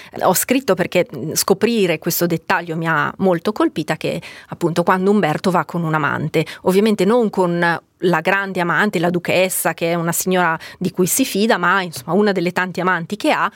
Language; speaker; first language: Italian; native; Italian